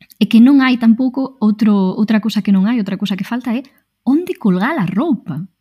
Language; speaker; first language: Galician; non-native, local second language; Spanish